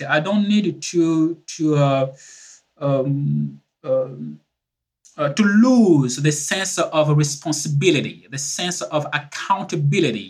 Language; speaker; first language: English; non-native, fluent; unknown